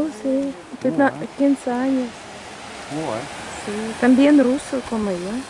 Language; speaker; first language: Spanish; non-native, learner; Russian